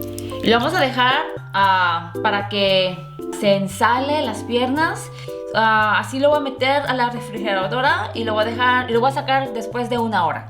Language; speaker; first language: Spanish; non-native, fluent; Korean